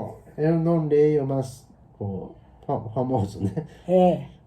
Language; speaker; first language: Portuguese; non-native, learner; Japanese